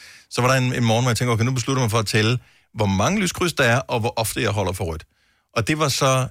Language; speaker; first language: Danish; native; Danish